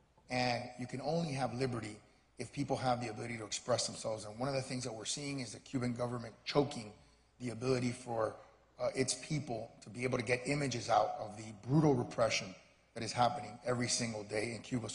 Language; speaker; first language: English; early bilingual, other home language; Spanish